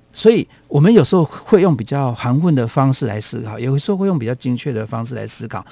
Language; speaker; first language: Chinese; non-native, local second language; Hakka Chinese